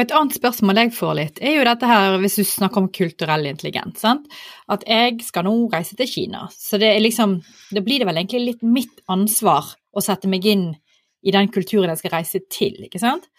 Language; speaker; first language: Norwegian; native; Norwegian